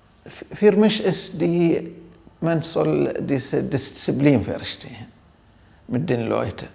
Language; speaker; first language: German; non-native, fluent; Arabic